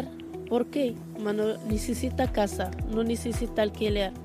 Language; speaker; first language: Spanish; non-native, learner; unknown